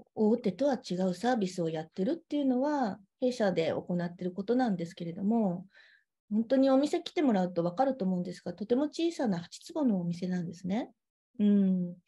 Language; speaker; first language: Japanese; native; Japanese